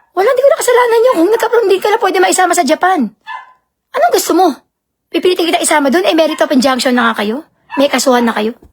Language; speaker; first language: Filipino; native; Filipino